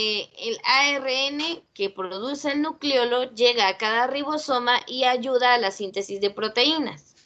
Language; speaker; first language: Spanish; native; Spanish